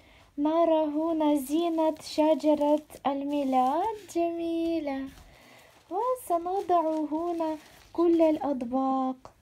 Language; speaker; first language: Arabic; non-native, fluent; Ukrainian